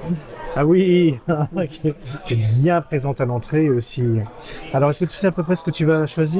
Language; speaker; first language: French; native; French